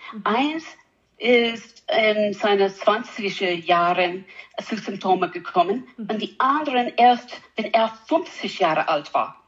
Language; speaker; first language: German; non-native, learner; English